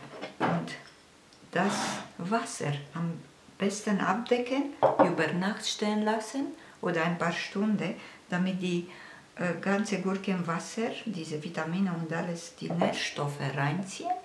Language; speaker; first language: German; non-native, fluent; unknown